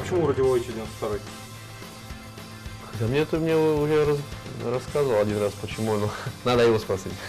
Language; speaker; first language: Russian; non-native, learner; Slovak